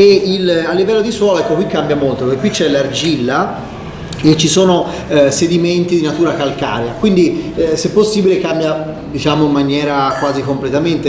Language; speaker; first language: Italian; native; Italian